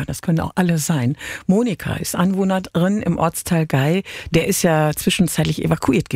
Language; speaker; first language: German; native; German